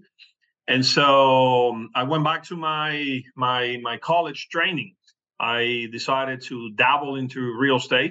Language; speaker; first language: English; non-native, fluent; Spanish